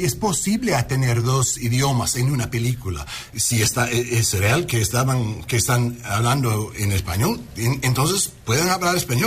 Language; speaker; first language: Spanish; non-native, learner; English